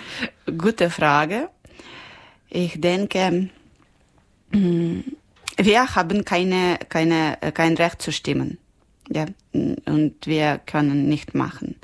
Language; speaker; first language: German; non-native, learner; Ukrainian